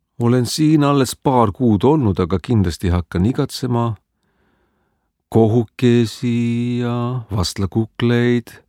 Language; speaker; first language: Estonian; non-native, learner; Spanish